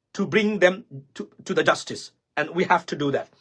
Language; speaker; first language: English; non-native, local second language; Bangla